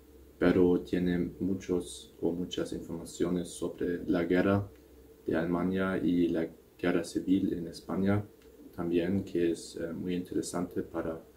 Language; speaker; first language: Spanish; non-native, learner; German